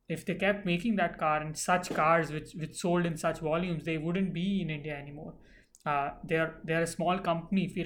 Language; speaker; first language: English; non-native, local second language; Hindi